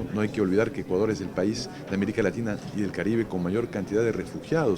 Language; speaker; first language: Spanish; native; Spanish